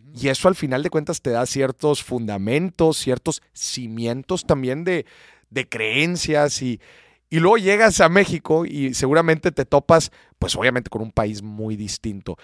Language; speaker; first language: Spanish; native; Spanish